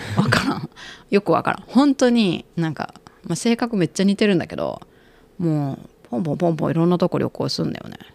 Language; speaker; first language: Japanese; native; Japanese